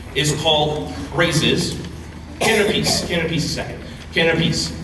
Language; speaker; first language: English; native; English